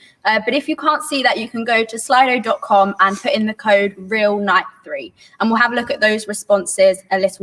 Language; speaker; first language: English; native; English